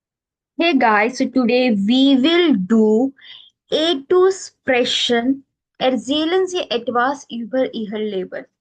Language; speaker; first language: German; non-native, fluent; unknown